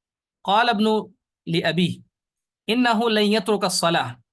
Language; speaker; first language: Arabic; non-native, fluent; Urdu